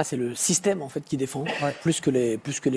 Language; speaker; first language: French; native; French